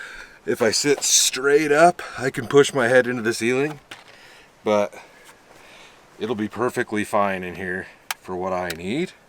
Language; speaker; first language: English; native; English